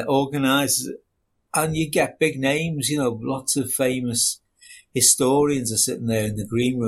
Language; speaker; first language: English; native; English